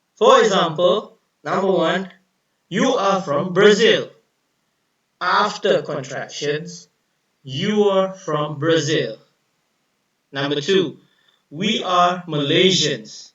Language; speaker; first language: English; non-native, local second language; Malay